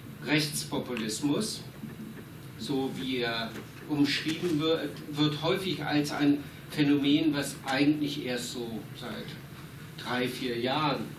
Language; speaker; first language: German; native; German